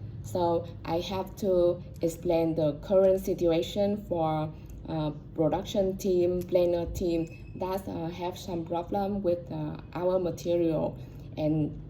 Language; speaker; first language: English; non-native, learner; Vietnamese